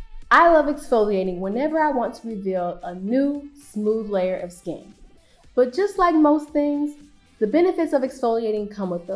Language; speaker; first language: English; native; English